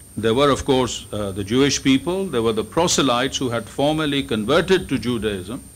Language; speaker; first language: English; non-native, local second language; Urdu